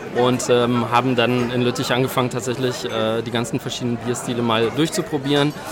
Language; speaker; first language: German; native; German